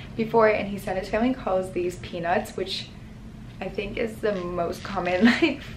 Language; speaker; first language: English; native; English